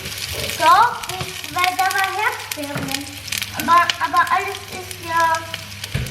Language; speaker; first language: German; early bilingual, heritage; German